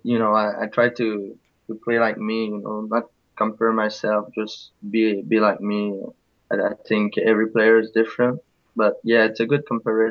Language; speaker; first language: English; non-native, fluent; French